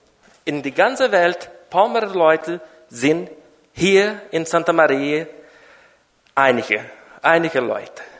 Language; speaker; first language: German; non-native, learner; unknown